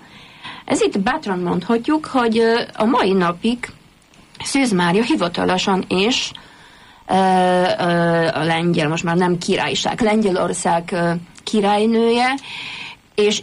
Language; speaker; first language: Hungarian; non-native, fluent; Polish